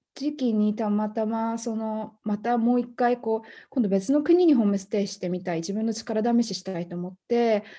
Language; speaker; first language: Japanese; native; Japanese